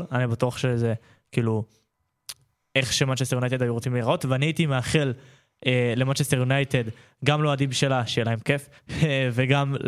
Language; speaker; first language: Hebrew; native; Hebrew